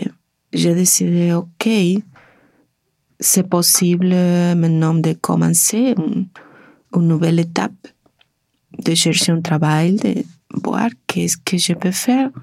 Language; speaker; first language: French; non-native, learner; Spanish